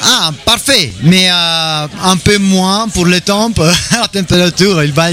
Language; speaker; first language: French; non-native, learner; Italian